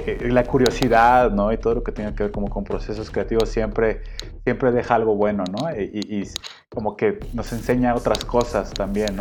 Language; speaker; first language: Spanish; native; Spanish